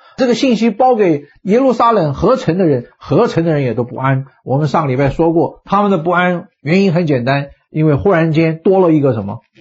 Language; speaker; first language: Chinese; native; Chinese